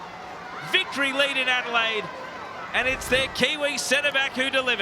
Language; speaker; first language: English; native; English